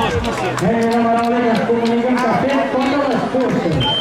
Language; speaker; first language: Catalan; native; Catalan